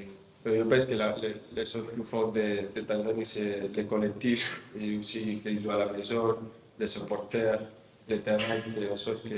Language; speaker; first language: French; non-native, fluent; Spanish